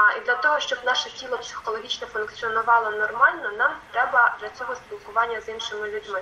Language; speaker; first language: Ukrainian; non-native, local second language; Russian